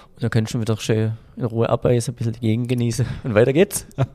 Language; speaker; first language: German; native; German